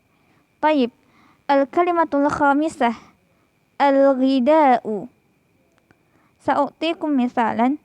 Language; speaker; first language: Arabic; non-native, fluent; Indonesian